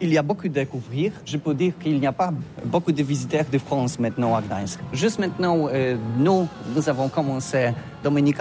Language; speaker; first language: French; non-native, learner; Polish